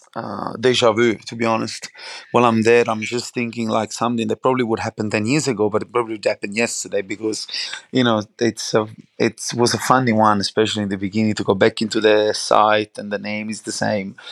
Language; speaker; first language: English; non-native, fluent; Italian